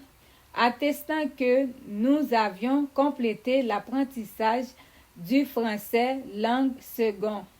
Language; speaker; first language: French; non-native, fluent; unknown